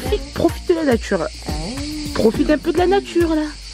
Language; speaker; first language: French; native; French